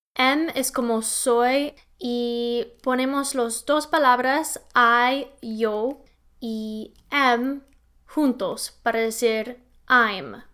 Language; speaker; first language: Spanish; non-native, learner; English